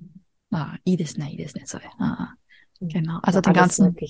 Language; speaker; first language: Japanese; non-native, learner; German